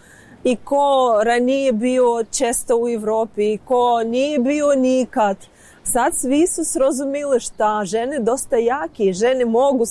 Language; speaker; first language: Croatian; non-native, learner; Ukrainian